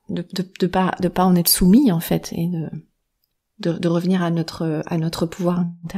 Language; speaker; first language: French; native; French